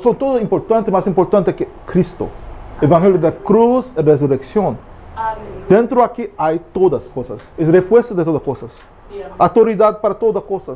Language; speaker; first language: Spanish; non-native, learner; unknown